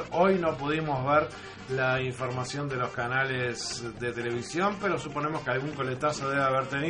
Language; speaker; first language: Spanish; native; Spanish